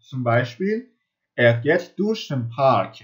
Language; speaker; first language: German; non-native, fluent; Persian